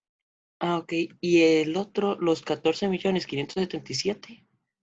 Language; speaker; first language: Spanish; native; Spanish